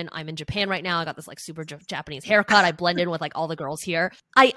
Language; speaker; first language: English; early bilingual, other home language; Chinese